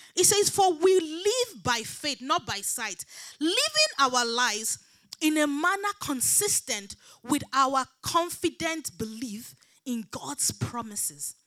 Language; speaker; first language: English; non-native, local second language; Yoruba